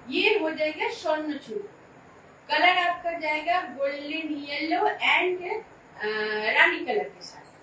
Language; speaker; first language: Hindi; non-native, local second language; Bangla